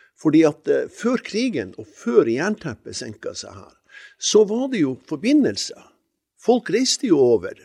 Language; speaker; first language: Norwegian; native; Norwegian